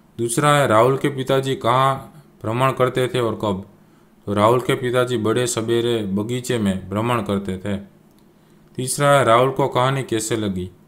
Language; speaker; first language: Hindi; non-native, local second language; Gujarati